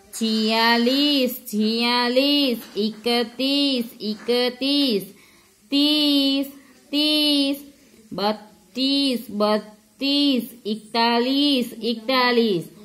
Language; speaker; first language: Hindi; non-native, local second language; Gujarati